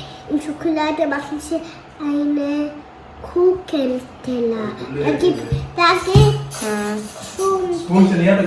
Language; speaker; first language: German; early bilingual, other home language; Telugu